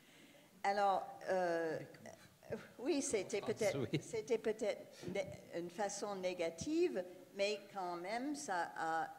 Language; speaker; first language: French; non-native, fluent; English